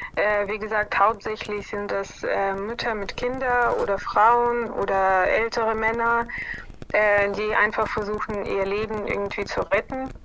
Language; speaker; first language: German; non-native, fluent; Russian